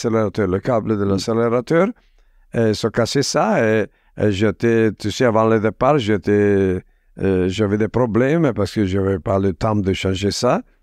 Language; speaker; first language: French; non-native, fluent; Italian